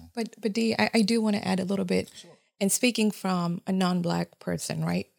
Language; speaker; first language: English; non-native, fluent; Japanese